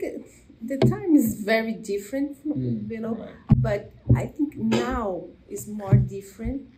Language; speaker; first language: English; non-native, learner; Portuguese